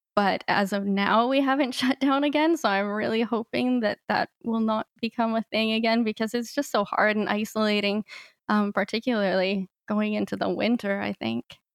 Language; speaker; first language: English; native; English